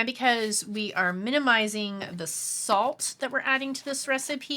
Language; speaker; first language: English; native; English